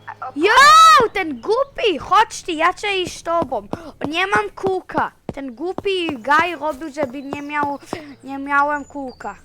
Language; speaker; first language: Polish; early bilingual, heritage; Polish